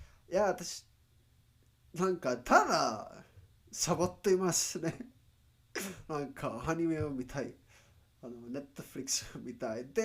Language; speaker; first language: Japanese; non-native, learner; Spanish